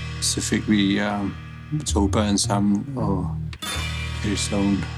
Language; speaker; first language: Danish; non-native, fluent; English